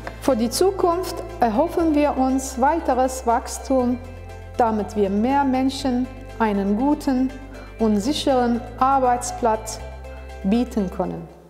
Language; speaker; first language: German; non-native, fluent; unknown